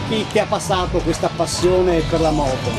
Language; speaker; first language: Italian; native; Italian